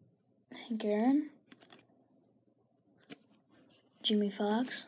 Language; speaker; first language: English; native; English